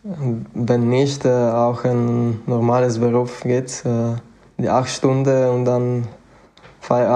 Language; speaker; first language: German; non-native, fluent; Italian